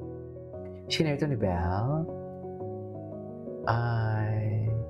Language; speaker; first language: Filipino; native; Filipino